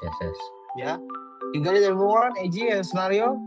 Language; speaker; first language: English; non-native, learner; Indonesian